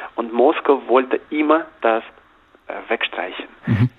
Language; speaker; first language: German; non-native, fluent; Russian